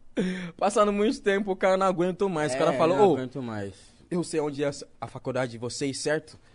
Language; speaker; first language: Portuguese; non-native, fluent; Akan